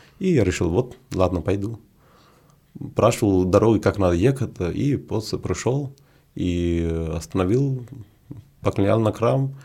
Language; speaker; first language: Russian; non-native, fluent; Hindi